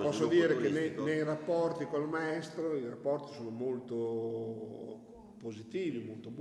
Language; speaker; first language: Italian; native; Italian